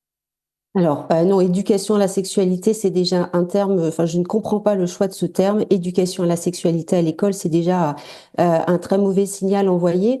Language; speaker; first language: French; native; French